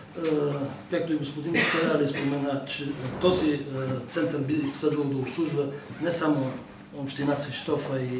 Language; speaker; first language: Bulgarian; native; Bulgarian